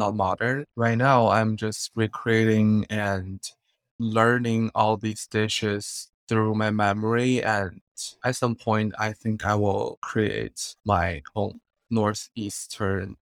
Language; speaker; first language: English; non-native, fluent; Chinese